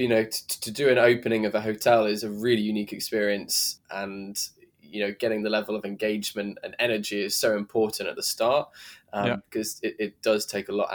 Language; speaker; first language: English; native; English